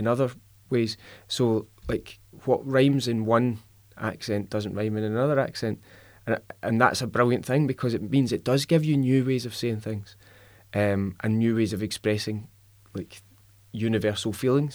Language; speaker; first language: English; native; English